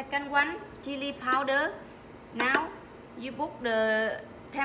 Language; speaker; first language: English; non-native, learner; Vietnamese